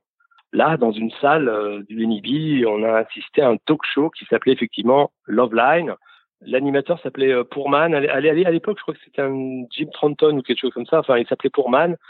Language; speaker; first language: French; native; French